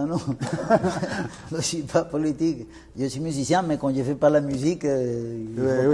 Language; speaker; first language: French; non-native, fluent; Spanish